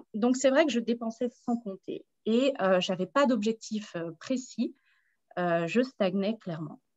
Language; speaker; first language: French; native; French